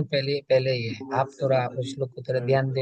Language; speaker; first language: Hindi; non-native, learner; Bangla